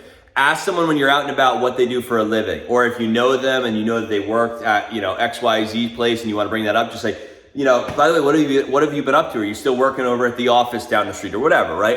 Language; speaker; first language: English; native; English